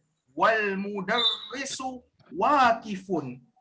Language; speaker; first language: Arabic; non-native, fluent; Indonesian